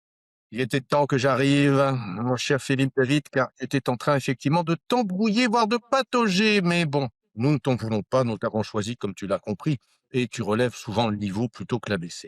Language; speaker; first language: French; native; French